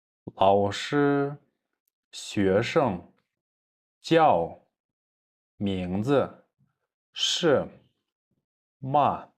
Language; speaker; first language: Chinese; non-native, fluent; Kyrgyz